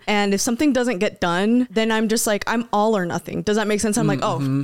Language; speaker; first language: English; early bilingual, other home language; Spanish